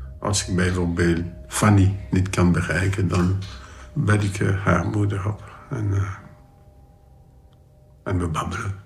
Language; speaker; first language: Dutch; non-native, local second language; French